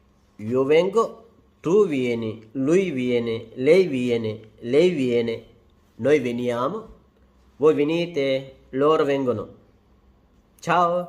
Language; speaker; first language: Italian; non-native, fluent; Sinhala